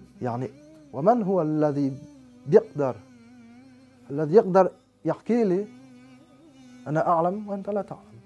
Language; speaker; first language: Arabic; non-native, learner; French